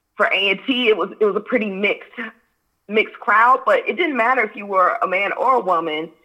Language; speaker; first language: English; native; English